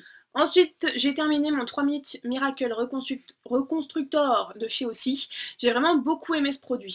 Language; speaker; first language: French; native; French